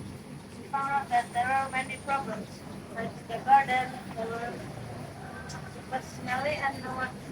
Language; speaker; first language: English; non-native, learner; Indonesian